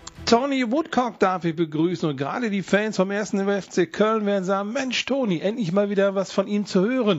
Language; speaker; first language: German; native; German